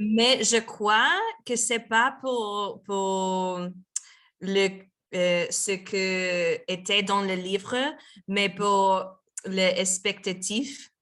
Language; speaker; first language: French; non-native, learner; Spanish